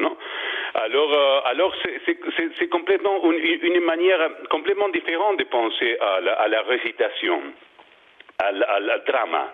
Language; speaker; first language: French; non-native, learner; Spanish